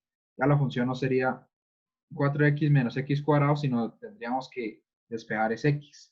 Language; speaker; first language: Spanish; native; Spanish